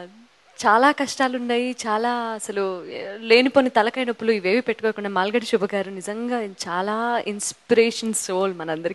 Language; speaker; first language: Telugu; native; Telugu